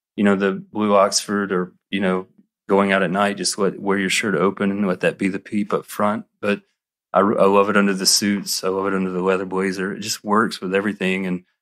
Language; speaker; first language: English; native; English